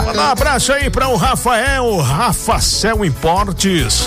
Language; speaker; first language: Portuguese; native; Portuguese